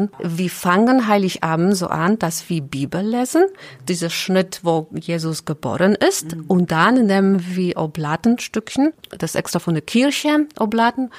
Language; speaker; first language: German; non-native, learner; Polish